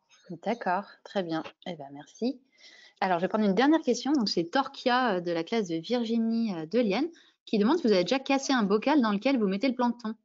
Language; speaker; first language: French; native; French